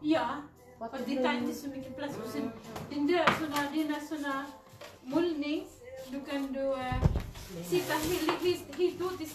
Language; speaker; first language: Swedish; non-native, learner; Cebuano